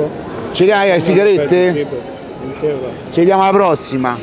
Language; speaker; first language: Italian; native; Italian